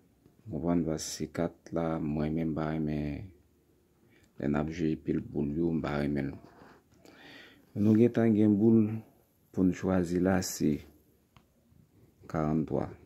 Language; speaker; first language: French; non-native, learner; Haitian Creole